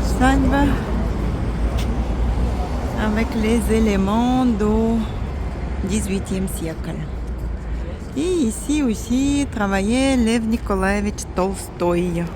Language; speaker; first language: French; non-native, fluent; Russian